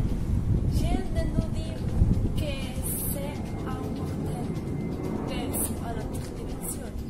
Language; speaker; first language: French; non-native, learner; Spanish